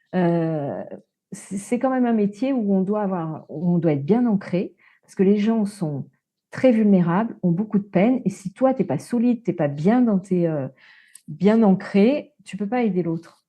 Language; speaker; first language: French; native; French